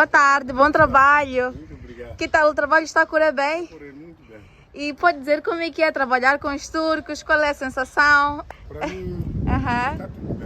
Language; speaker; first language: Portuguese; non-native, learner; Turkish